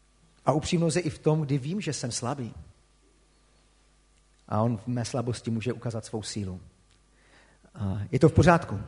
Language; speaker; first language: Czech; native; Czech